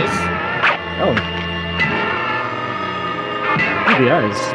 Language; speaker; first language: English; native; English